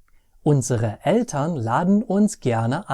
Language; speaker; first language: German; non-native, fluent; English